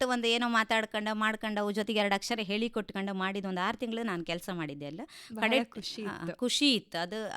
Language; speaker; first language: Kannada; native; Kannada